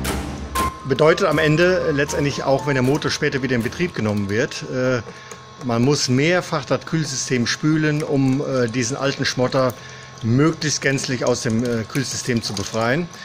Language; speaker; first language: German; native; German